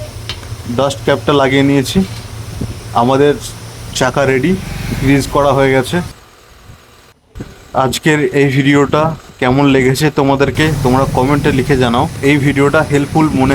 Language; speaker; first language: Bangla; native; Bangla